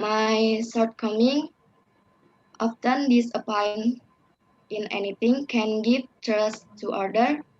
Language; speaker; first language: English; non-native, learner; Indonesian